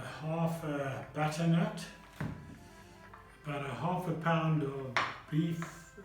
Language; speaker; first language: English; native; English